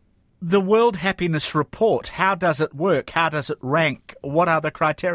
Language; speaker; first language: English; native; English